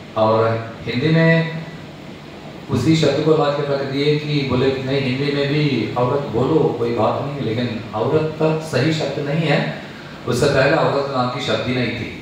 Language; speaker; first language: Hindi; non-native, local second language; Telugu